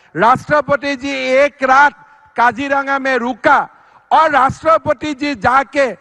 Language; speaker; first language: Hindi; non-native, local second language; Assamese